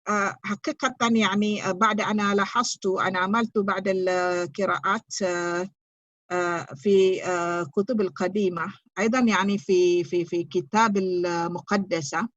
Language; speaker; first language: Arabic; non-native, fluent; Malay